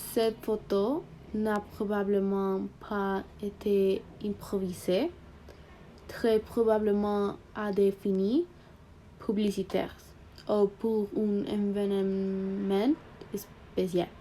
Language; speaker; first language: French; non-native, learner; Spanish